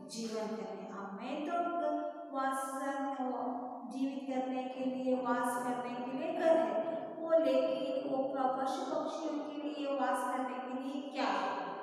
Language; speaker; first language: Hindi; non-native, local second language; Kannada